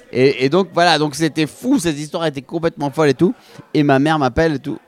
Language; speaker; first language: French; native; French